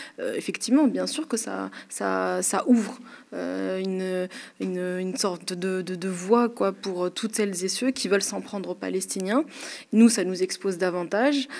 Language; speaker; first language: French; early bilingual, other home language; Arabic